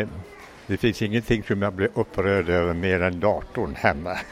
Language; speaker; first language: Swedish; non-native, fluent; English